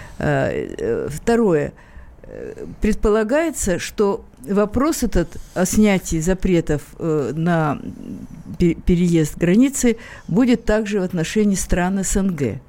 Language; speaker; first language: Russian; native; Russian